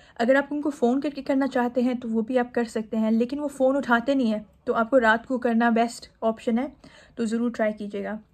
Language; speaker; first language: Urdu; native; Urdu